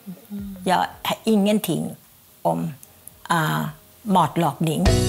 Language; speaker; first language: Swedish; non-native, fluent; Thai